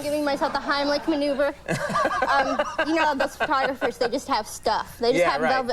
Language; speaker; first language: English; native; English